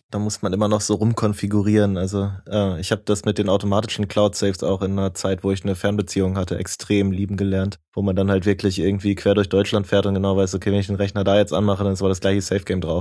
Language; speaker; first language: German; native; German